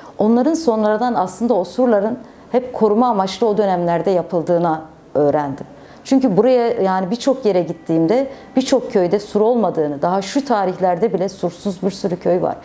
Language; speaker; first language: Turkish; native; Turkish